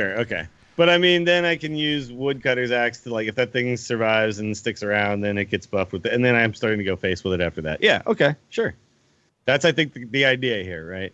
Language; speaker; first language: English; native; English